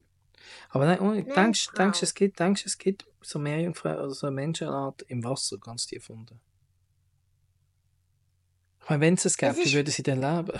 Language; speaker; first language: German; native; German